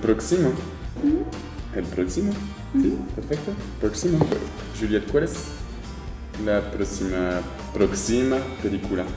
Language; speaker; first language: Spanish; non-native, learner; French